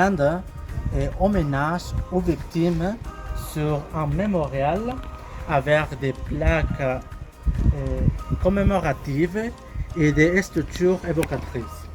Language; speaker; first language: French; non-native, learner; Spanish